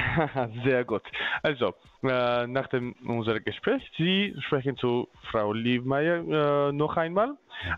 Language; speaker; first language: German; non-native, learner; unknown